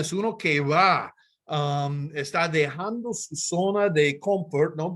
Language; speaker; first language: Spanish; non-native, fluent; English